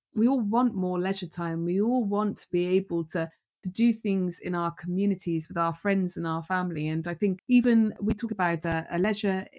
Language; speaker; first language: English; native; English